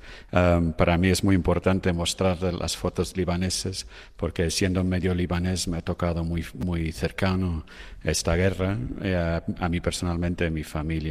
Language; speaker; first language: Spanish; non-native, fluent; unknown